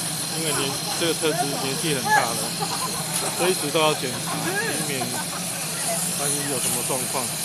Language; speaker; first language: Chinese; native; Chinese